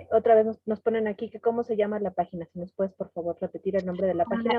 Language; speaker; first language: Spanish; native; Spanish